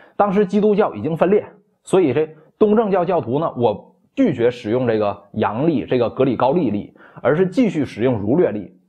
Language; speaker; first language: Chinese; native; Chinese